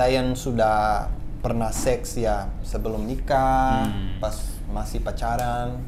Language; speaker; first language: Indonesian; non-native, fluent; Portuguese